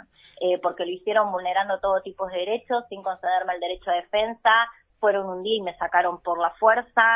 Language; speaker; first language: Spanish; native; Spanish